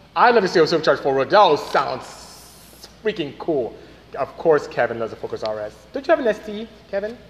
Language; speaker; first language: English; non-native, local second language; Igbo